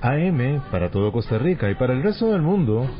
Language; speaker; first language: Spanish; native; Spanish